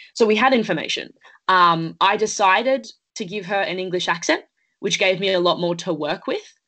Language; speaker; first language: English; native; English